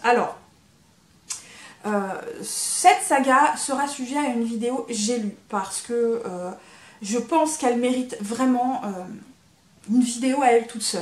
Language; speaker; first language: French; native; French